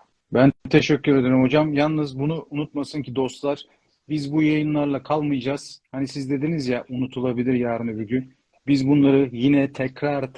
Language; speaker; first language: Turkish; native; Turkish